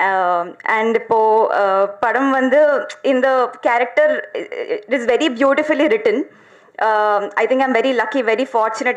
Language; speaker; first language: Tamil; non-native, learner; Telugu